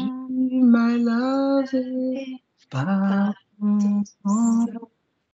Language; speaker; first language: French; native; French